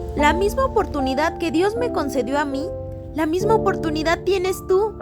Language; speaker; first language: Spanish; native; Spanish